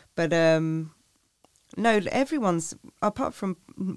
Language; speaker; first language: English; native; English